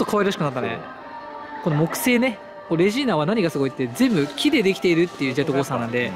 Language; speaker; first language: Japanese; native; Japanese